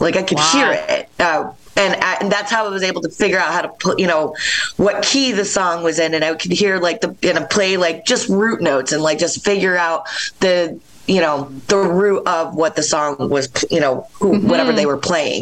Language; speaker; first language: English; native; English